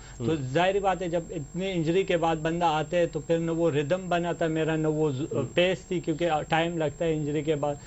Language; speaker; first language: Hindi; non-native, local second language; Pashto